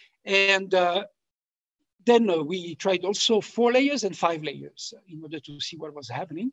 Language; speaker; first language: English; non-native, fluent; French